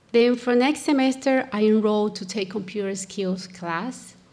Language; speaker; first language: English; non-native, learner; Spanish